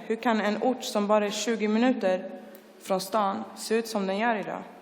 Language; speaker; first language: Swedish; early bilingual, other home language; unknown